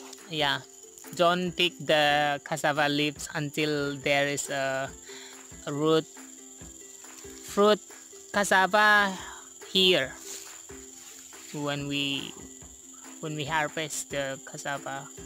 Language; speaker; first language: English; non-native, learner; Indonesian